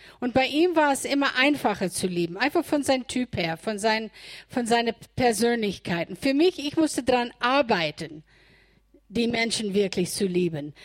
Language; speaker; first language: German; non-native, fluent; English